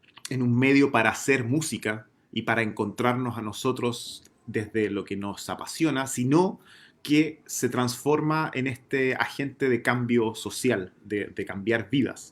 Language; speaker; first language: Spanish; native; Spanish